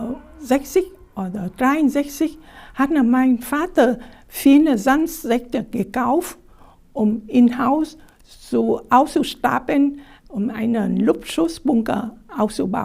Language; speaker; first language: German; non-native, fluent; Vietnamese